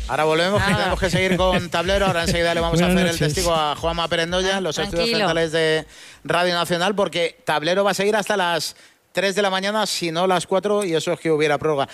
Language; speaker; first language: Spanish; native; Spanish